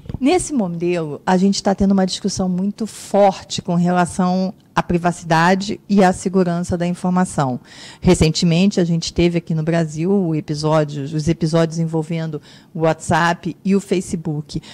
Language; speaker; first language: Portuguese; native; Portuguese